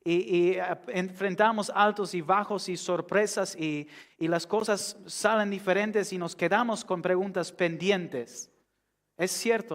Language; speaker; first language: Spanish; non-native, fluent; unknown